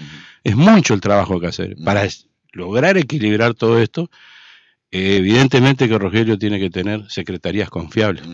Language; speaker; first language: Spanish; native; Spanish